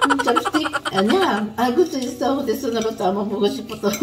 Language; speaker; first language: Korean; non-native, local second language; Filipino